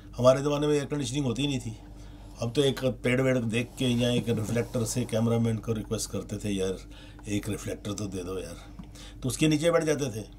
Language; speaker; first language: Hindi; native; Hindi